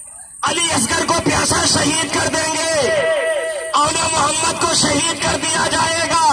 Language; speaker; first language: Urdu; native; Urdu